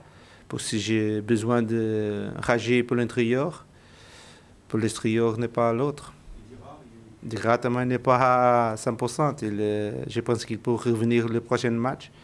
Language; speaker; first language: French; non-native, learner; Portuguese